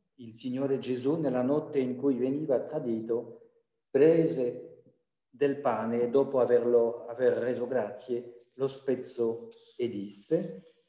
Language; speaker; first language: Italian; non-native, fluent; French